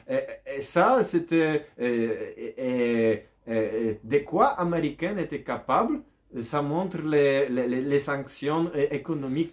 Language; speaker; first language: French; non-native, learner; Polish